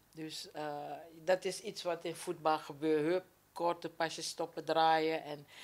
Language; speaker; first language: Dutch; native; Dutch